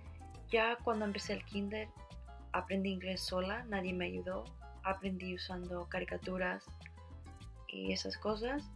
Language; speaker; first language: Spanish; early bilingual, heritage; Spanish